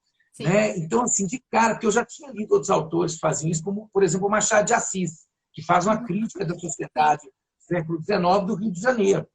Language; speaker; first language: Portuguese; native; Portuguese